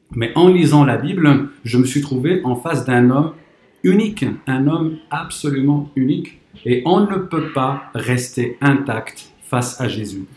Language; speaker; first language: French; non-native, local second language; Arabic